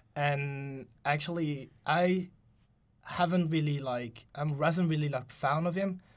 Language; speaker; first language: English; non-native, fluent; French